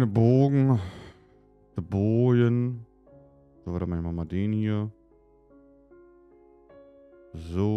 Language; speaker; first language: German; native; German